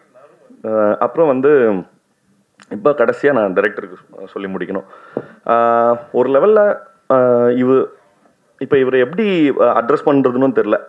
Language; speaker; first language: Tamil; native; Tamil